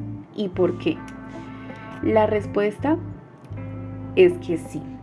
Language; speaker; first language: Spanish; native; Spanish